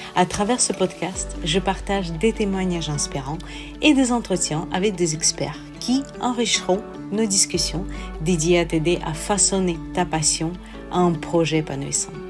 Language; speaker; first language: French; non-native, fluent; Russian